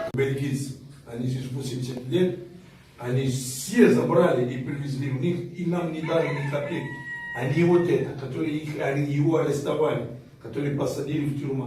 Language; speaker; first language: Russian; non-native, fluent; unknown